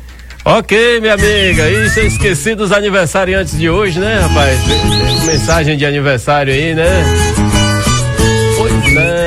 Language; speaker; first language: Portuguese; native; Portuguese